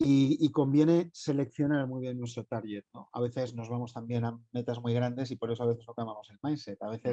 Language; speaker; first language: Spanish; native; Spanish